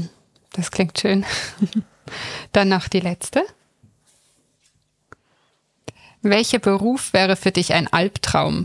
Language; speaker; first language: German; native; German